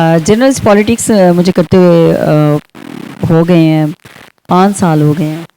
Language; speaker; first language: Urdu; non-native, local second language; Saraiki